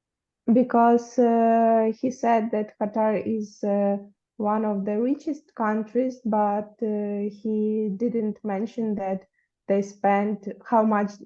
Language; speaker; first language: English; non-native, fluent; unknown